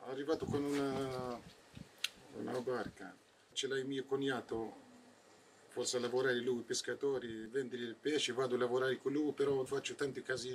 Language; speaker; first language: Italian; non-native, learner; Arabic